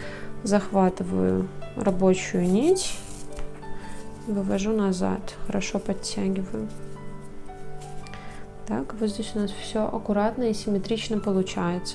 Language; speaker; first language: Russian; native; Russian